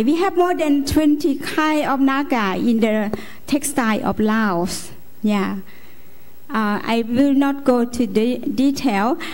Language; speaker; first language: English; non-native, learner; Lao